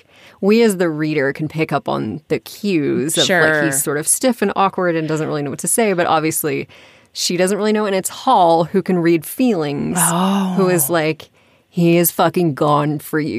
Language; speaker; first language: English; native; English